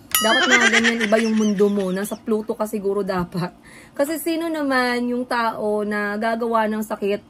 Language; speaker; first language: Filipino; native; Filipino